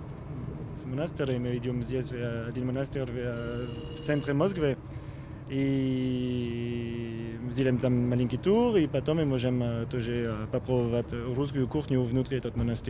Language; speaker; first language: Russian; non-native, learner; French